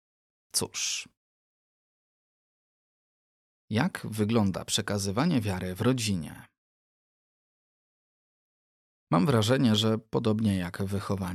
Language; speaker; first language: Polish; native; Polish